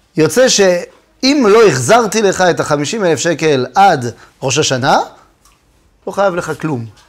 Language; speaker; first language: Hebrew; non-native, fluent; French